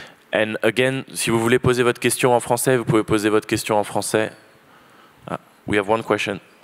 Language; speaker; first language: French; native; French